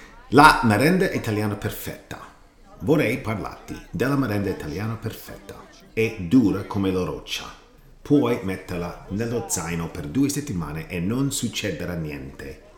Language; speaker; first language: Italian; non-native, learner; English